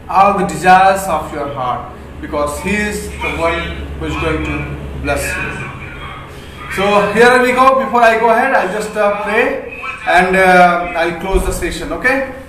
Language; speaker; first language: English; non-native, local second language; Hindi